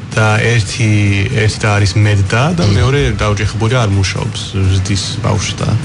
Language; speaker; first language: Georgian; non-native, fluent; English